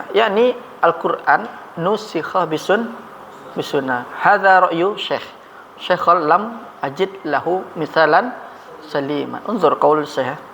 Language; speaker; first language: Arabic; non-native, fluent; Indonesian